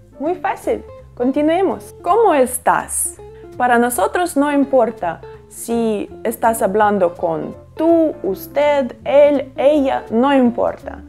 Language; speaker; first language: Spanish; non-native, fluent; Russian